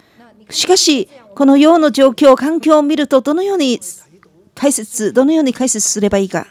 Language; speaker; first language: Japanese; non-native, fluent; Chinese